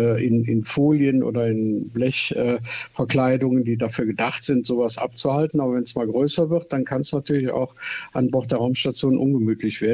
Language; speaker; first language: German; native; German